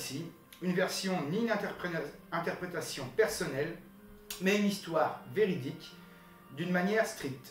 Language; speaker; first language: French; native; French